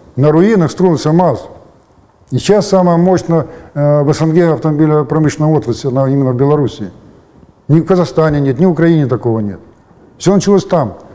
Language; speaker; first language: Russian; native; Russian